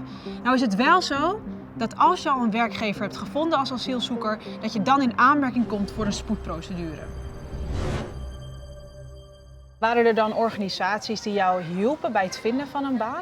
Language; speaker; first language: Dutch; native; Dutch